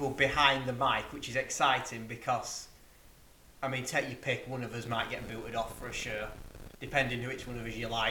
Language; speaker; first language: English; native; English